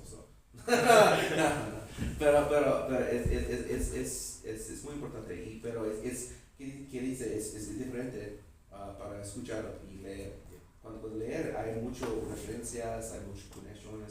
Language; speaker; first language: Spanish; non-native, learner; English